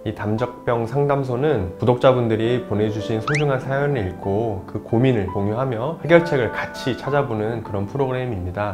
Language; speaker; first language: Korean; native; Korean